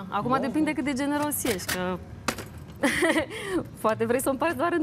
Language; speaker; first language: Romanian; native; Romanian